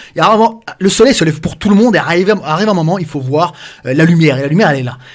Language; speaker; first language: French; early bilingual, other home language; Arabic